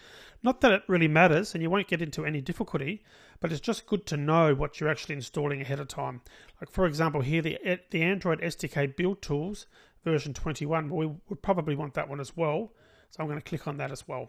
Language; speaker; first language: English; native; English